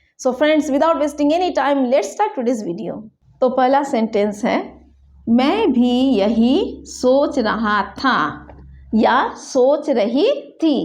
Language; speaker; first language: Hindi; native; Hindi